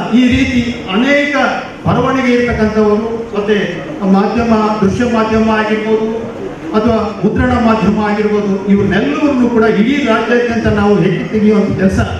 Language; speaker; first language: Kannada; native; Kannada